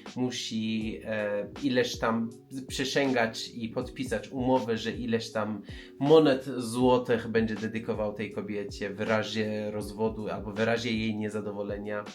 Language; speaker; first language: Polish; non-native, fluent; Persian